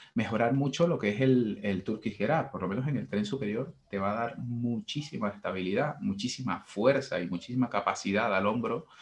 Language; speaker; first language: Spanish; native; Spanish